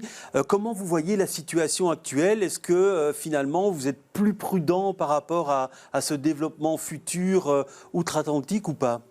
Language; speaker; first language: French; native; French